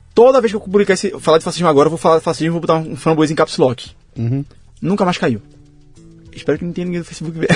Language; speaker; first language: Portuguese; native; Portuguese